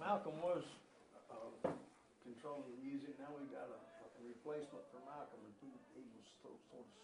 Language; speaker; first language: English; native; English